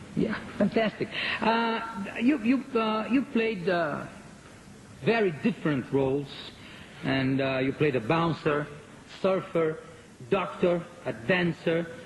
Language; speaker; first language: English; non-native, fluent; Portuguese